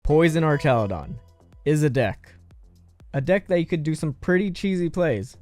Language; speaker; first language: English; native; English